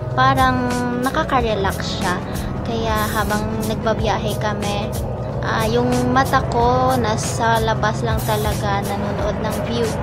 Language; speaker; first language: Filipino; native; Filipino